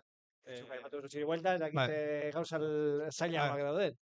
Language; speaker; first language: Basque; non-native, local second language; Spanish